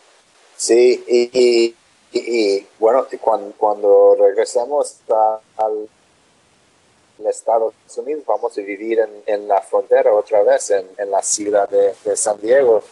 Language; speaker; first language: Spanish; non-native, learner; English